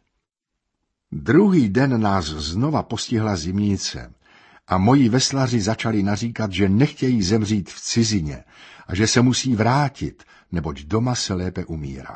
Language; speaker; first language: Czech; native; Czech